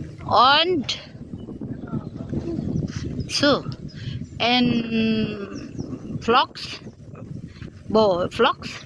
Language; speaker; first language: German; non-native, learner; Cebuano